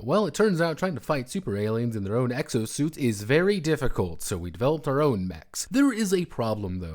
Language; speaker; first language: English; native; English